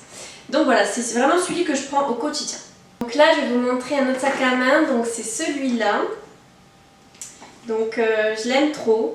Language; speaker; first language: French; native; French